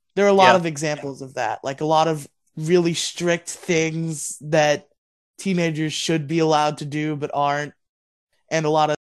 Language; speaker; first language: English; native; English